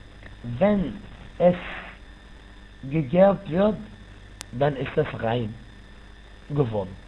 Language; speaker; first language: German; non-native, fluent; Arabic